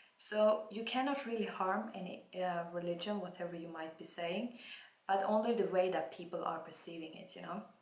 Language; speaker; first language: English; non-native, fluent; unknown